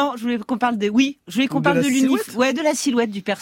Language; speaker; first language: French; native; French